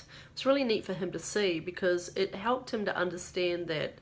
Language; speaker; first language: English; native; English